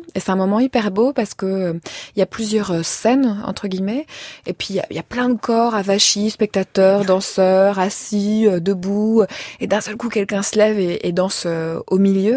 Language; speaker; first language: French; native; French